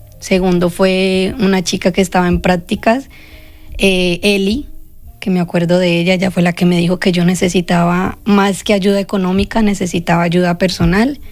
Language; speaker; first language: Spanish; native; Spanish